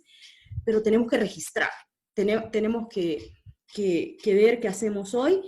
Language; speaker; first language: Spanish; native; Spanish